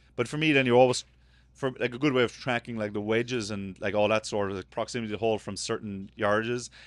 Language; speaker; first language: English; native; English